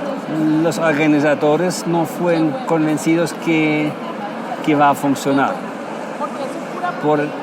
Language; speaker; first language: Spanish; non-native, fluent; German